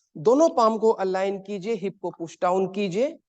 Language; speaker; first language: Hindi; native; Hindi